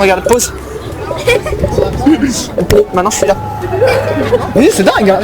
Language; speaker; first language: French; native; French